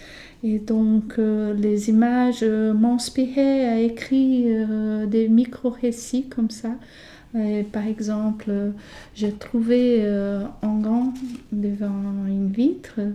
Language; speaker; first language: French; non-native, fluent; Portuguese